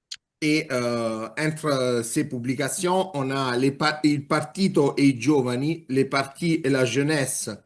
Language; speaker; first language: French; non-native, fluent; Italian